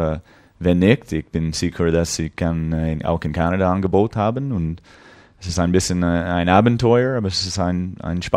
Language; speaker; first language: German; early bilingual, heritage; English